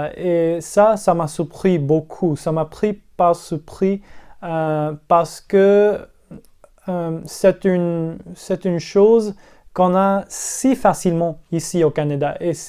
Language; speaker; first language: French; non-native, local second language; English